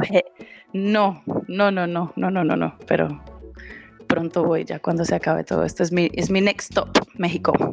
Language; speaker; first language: Spanish; early bilingual, heritage; Spanish